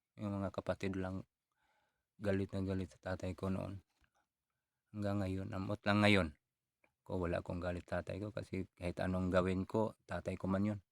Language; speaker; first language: Filipino; non-native, local second language; Cebuano